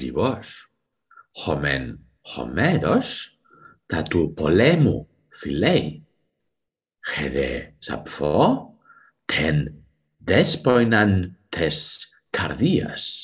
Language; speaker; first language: Greek; non-native, learner; English